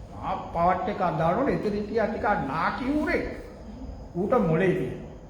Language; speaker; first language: Sinhala; native; Sinhala